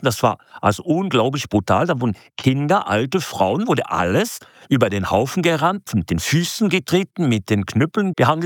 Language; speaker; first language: German; native; German